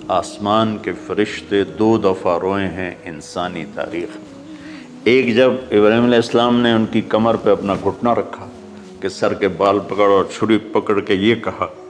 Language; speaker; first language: Urdu; non-native, local second language; Punjabi